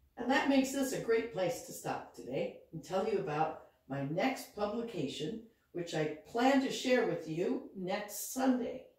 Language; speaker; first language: English; native; English